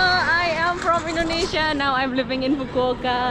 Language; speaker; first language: English; non-native, local second language; Indonesian